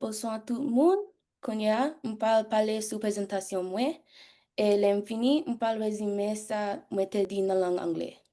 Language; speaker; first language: Haitian Creole; early bilingual, heritage; English